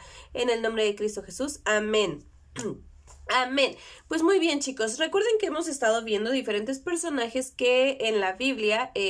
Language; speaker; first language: Spanish; native; Spanish